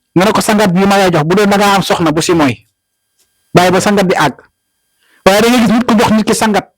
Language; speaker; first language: Wolof; native; Wolof